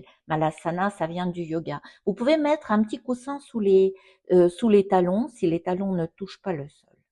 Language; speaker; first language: French; non-native, fluent; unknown